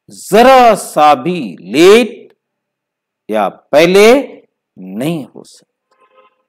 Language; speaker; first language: Hindi; native; Hindi